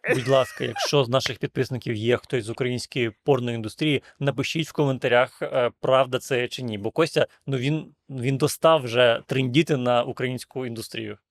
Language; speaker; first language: Ukrainian; native; Ukrainian